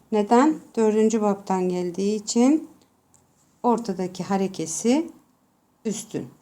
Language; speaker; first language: Turkish; native; Turkish